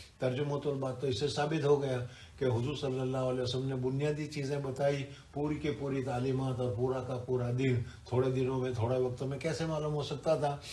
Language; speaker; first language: Urdu; non-native, local second language; Gujarati